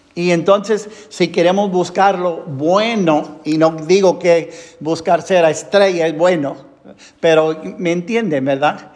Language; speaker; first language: Spanish; non-native, fluent; English